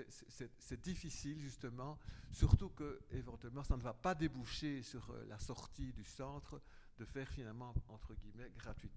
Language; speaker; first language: French; native; French